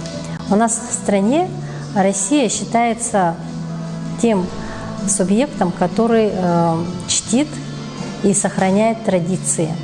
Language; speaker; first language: Russian; native; Russian